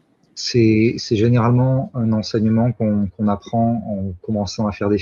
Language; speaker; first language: French; native; French